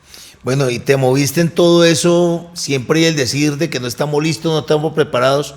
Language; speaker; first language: Spanish; native; Spanish